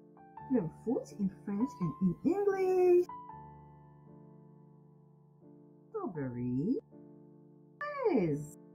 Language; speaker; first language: English; non-native, learner; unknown